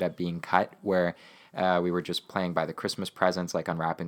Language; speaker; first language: English; non-native, fluent; Ukrainian